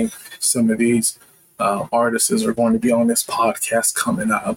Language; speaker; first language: English; native; English